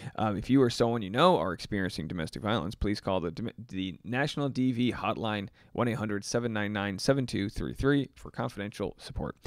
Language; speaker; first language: English; native; English